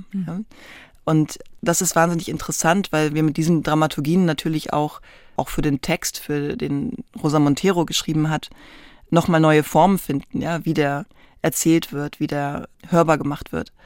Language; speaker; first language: German; native; German